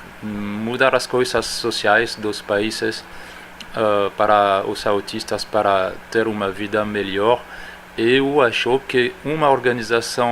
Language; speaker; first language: Portuguese; non-native, fluent; French